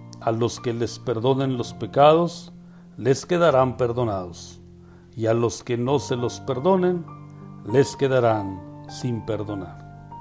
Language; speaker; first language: Spanish; native; Spanish